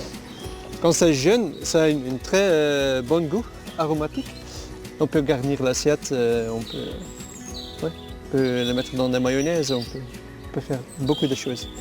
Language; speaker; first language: French; non-native, local second language; Dutch